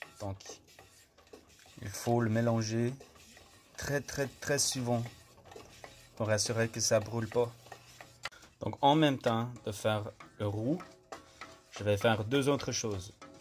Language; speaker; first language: French; non-native, fluent; English